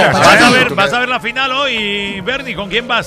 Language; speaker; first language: Spanish; native; Spanish